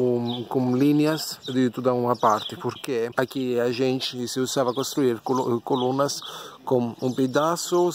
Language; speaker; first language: Portuguese; non-native, learner; Italian